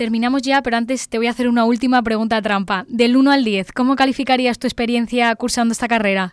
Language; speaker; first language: Spanish; native; Spanish